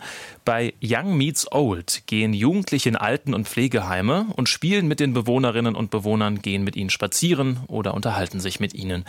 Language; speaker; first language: German; native; German